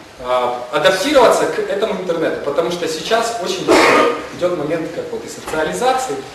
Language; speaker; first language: Russian; non-native, local second language; Ukrainian